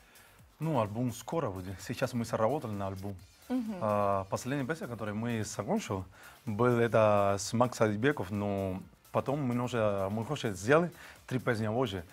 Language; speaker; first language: Russian; non-native, learner; Spanish